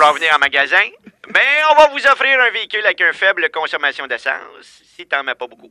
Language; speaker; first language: French; native; French